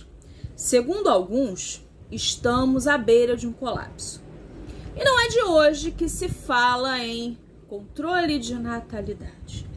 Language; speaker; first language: Portuguese; native; Portuguese